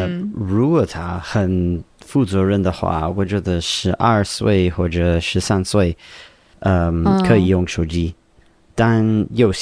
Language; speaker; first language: Chinese; non-native, learner; English